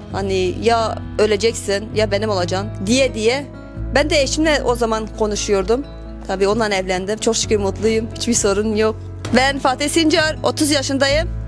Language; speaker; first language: Turkish; native; Turkish